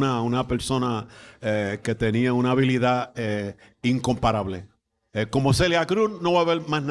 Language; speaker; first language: Spanish; early bilingual, heritage; Spanish